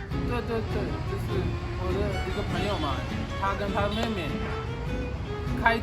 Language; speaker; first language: Chinese; non-native, fluent; Hindi